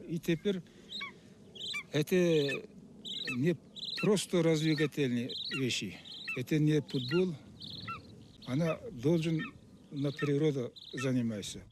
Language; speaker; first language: Russian; non-native, local second language; Kazakh